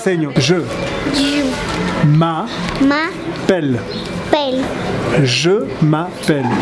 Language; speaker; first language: French; native; French